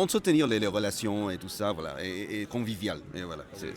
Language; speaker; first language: French; non-native, fluent; Malay